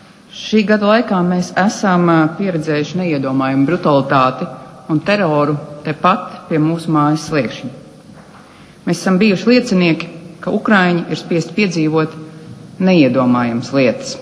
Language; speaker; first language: Latvian; native; Latvian